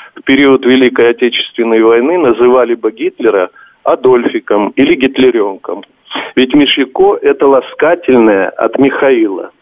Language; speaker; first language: Russian; non-native, local second language; Georgian